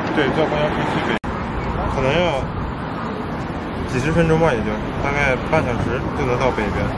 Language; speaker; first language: Chinese; native; Chinese